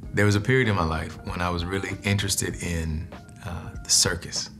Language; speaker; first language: English; native; English